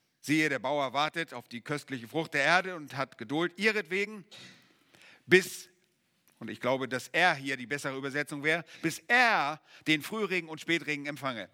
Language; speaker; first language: German; native; German